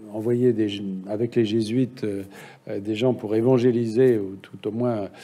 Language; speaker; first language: French; native; French